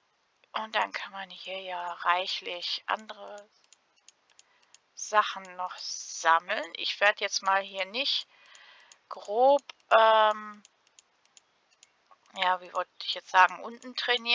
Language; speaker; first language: German; native; German